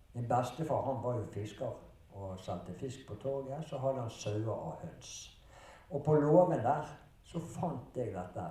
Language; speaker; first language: Norwegian; early bilingual, other home language; German